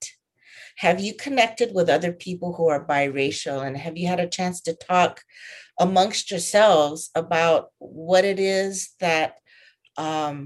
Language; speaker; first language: English; native; English